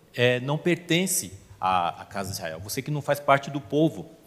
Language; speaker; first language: Portuguese; non-native, fluent; Korean